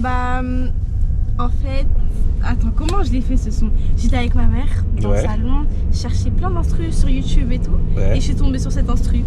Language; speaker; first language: French; native; French